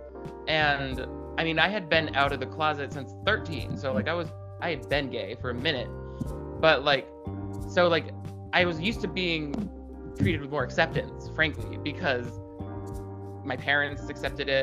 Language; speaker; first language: English; native; English